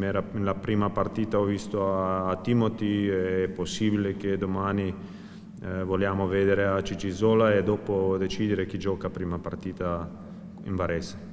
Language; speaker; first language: Italian; non-native, fluent; Croatian